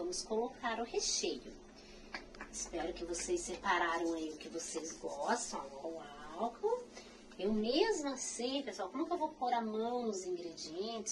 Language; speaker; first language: Portuguese; native; Portuguese